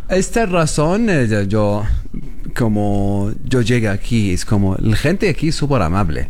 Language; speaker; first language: Spanish; non-native, learner; Arabic